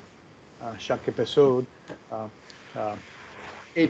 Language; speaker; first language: French; non-native, learner; English